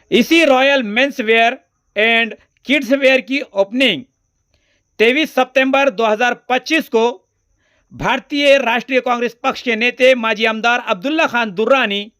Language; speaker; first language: Hindi; non-native, local second language; Marathi